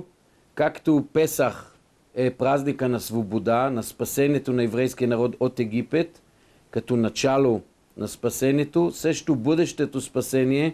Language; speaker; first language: Bulgarian; non-native, fluent; Hebrew